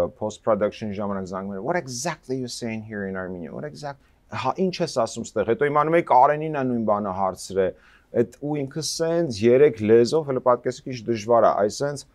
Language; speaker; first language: Armenian; native; Armenian